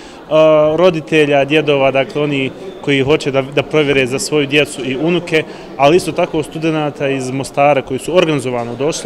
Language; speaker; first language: Bosnian; native; Bosnian